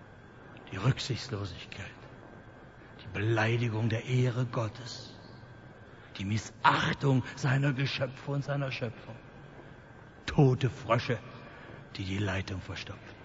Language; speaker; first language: German; native; German